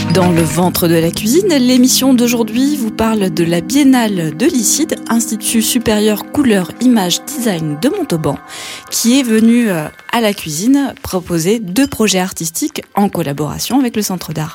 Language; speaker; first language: French; native; French